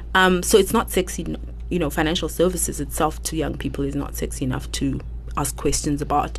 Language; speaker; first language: English; non-native, local second language; Southern Sotho